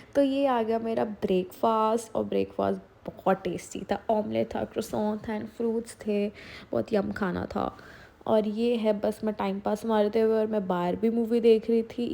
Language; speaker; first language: Hindi; native; Hindi